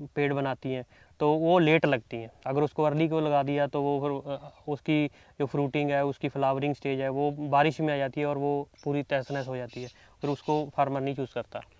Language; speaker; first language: Hindi; non-native, local second language; Punjabi